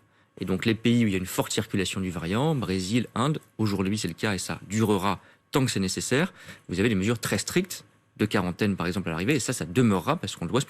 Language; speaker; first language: French; native; French